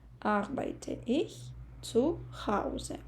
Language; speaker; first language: German; non-native, fluent; Ukrainian